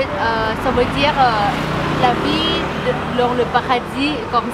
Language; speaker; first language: French; non-native, learner; Thai